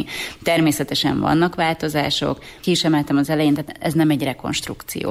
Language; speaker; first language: Hungarian; native; Hungarian